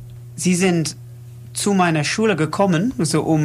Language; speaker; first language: German; non-native, learner; English